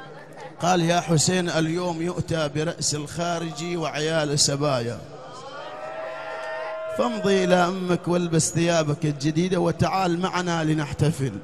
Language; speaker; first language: Arabic; native; Arabic